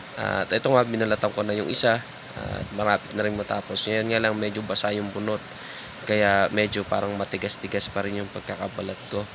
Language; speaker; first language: Filipino; native; Filipino